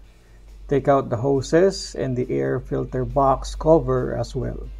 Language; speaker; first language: English; non-native, local second language; Filipino